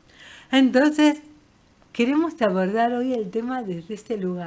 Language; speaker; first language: Spanish; native; Spanish